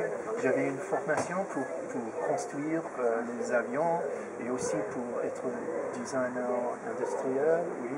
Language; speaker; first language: French; non-native, fluent; English